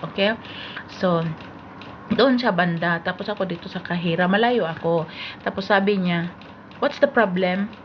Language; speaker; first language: Filipino; native; Filipino